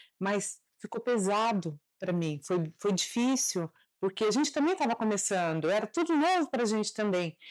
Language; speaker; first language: Portuguese; native; Portuguese